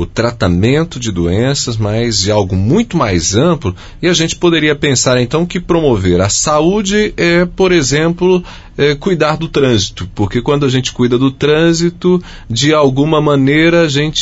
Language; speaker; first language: Portuguese; native; Portuguese